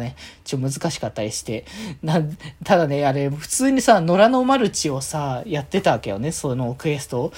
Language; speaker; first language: Japanese; native; Japanese